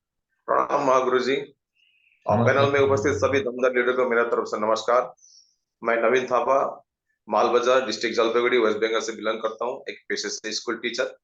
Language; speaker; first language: Hindi; non-native, local second language; Nepali